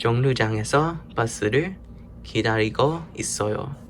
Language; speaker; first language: Korean; non-native, learner; English